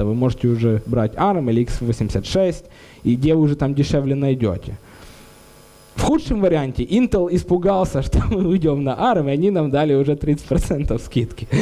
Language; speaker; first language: Russian; native; Russian